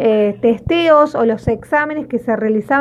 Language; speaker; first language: Spanish; native; Spanish